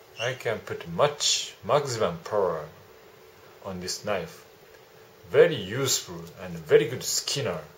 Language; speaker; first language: English; non-native, learner; Japanese